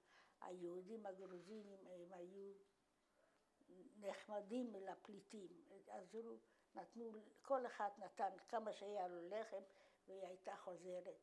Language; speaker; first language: Hebrew; non-native, fluent; Polish